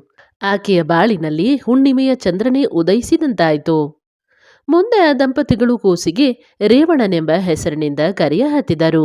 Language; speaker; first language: Kannada; native; Kannada